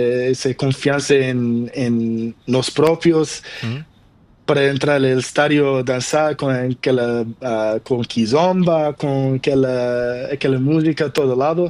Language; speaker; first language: Spanish; non-native, learner; Portuguese